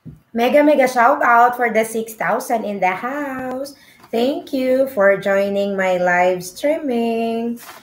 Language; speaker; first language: English; non-native, local second language; Filipino